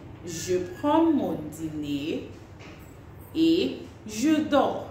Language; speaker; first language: French; non-native, fluent; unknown